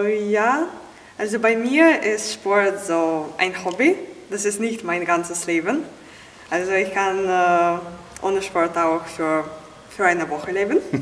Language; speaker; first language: German; non-native, fluent; Latvian